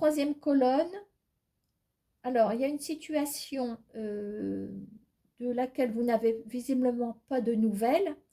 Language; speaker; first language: French; native; French